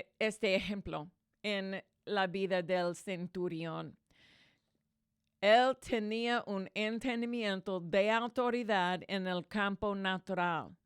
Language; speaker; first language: Spanish; non-native, fluent; English